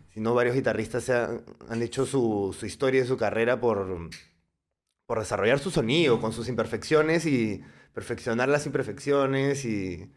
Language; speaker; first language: Spanish; native; Spanish